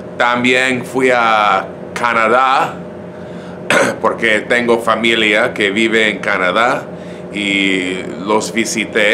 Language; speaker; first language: Spanish; non-native, fluent; English